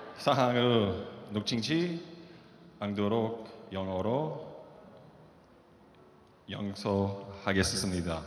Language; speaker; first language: Korean; non-native, learner; English